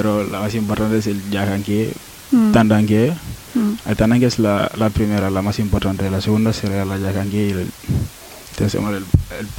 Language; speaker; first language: Spanish; non-native, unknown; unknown